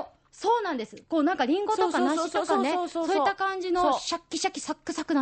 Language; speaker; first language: Japanese; native; Japanese